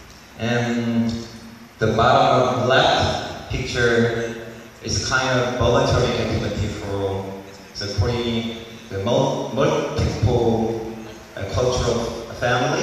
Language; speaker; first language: English; non-native, learner; Korean